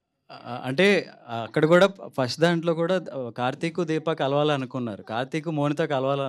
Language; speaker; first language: Telugu; native; Telugu